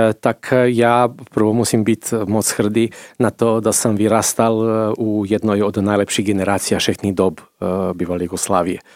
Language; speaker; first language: Czech; non-native, fluent; Serbian